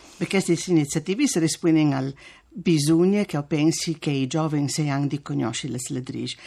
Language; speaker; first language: Italian; early bilingual, other home language; Friulian